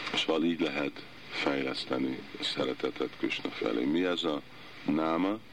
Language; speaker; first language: Hungarian; early bilingual, heritage; Hungarian